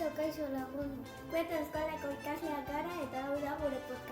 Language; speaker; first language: Basque; non-native, local second language; Spanish